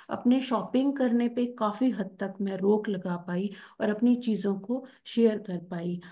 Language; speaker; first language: Hindi; native; Hindi